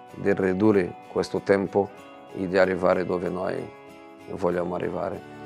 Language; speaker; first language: Italian; non-native, fluent; Portuguese